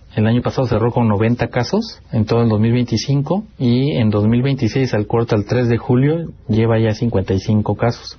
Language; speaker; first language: Spanish; native; Spanish